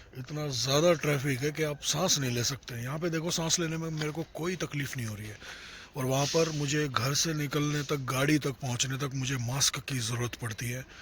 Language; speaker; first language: Hindi; native; Hindi